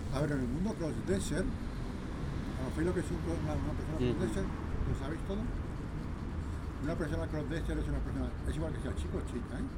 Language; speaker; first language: Spanish; native; Spanish